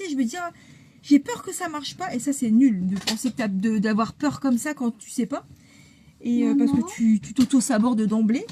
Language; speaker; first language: French; native; French